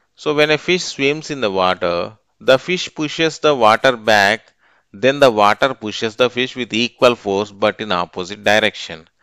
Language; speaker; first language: English; non-native, local second language; Telugu